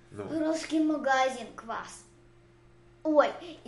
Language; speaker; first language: Russian; early bilingual, heritage; Russian